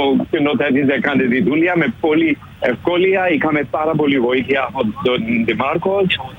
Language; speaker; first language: Greek; non-native, learner; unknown